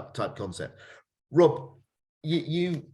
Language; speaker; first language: English; native; English